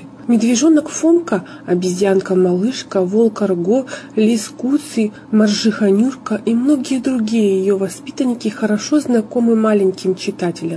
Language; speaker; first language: Russian; native; Russian